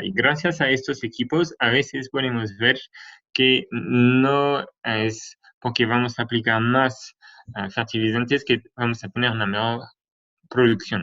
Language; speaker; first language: Spanish; non-native, fluent; French